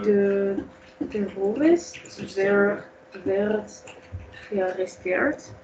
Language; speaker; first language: Dutch; non-native, learner; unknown